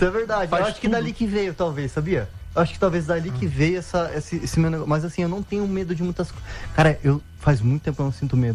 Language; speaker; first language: Portuguese; native; Portuguese